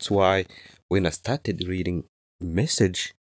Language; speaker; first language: English; non-native, local second language; Kinyarwanda